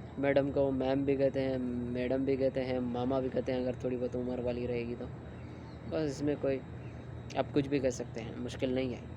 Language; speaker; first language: Urdu; native; Urdu